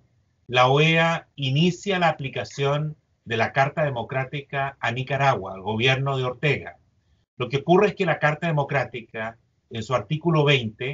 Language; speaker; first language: Spanish; native; Spanish